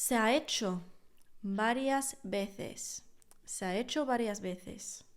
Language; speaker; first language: Spanish; non-native, fluent; English